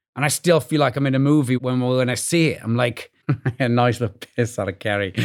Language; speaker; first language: English; native; English